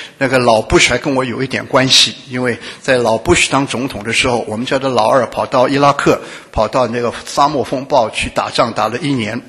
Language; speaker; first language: Chinese; non-native, local second language; Hakka Chinese